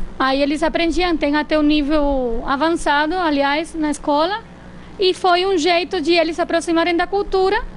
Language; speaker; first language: Portuguese; non-native, fluent; Spanish